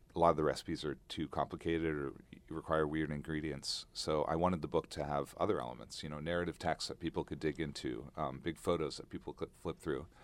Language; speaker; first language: English; native; English